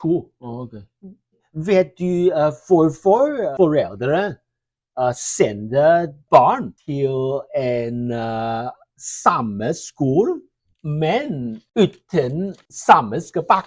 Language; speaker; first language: Norwegian; non-native, learner; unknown